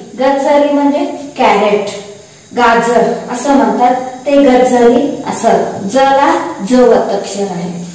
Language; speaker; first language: Marathi; non-native, local second language; Kannada